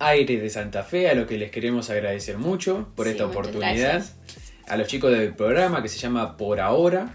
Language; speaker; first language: Spanish; native; Spanish